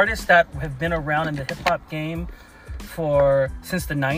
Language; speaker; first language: English; native; English